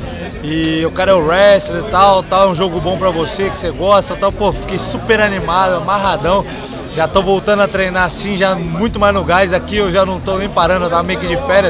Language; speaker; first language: Portuguese; native; Portuguese